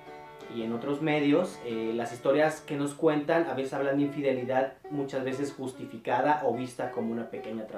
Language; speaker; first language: Spanish; native; Spanish